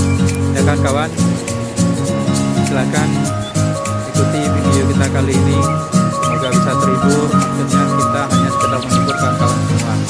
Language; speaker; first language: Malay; non-native, local second language; Minangkabau